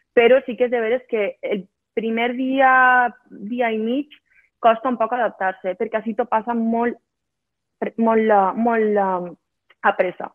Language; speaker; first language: Catalan; native; Catalan